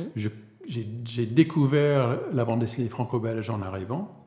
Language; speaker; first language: French; non-native, fluent; English